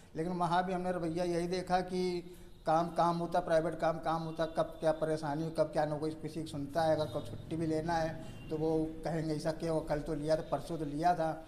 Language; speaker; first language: Hindi; native; Hindi